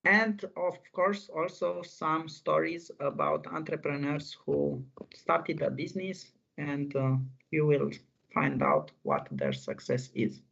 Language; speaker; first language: English; non-native, fluent; Romanian